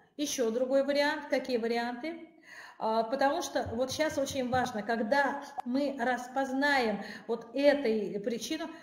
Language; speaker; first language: Russian; non-native, local second language; Armenian